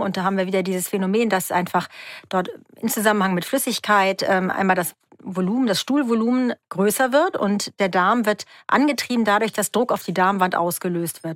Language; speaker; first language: German; native; German